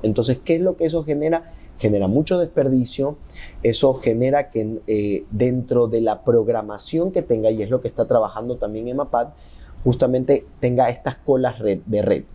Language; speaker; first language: Spanish; native; Spanish